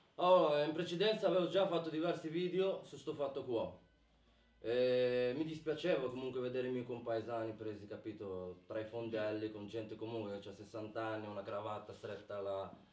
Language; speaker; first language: Italian; early bilingual, other home language; Arabic